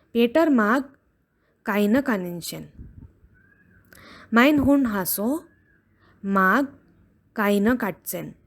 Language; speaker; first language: German; non-native, fluent; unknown